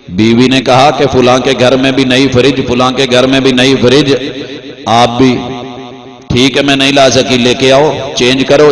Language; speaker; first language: Urdu; non-native, local second language; Punjabi